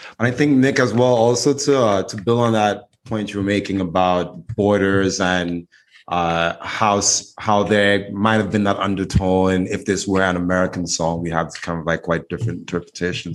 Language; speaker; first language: English; native; English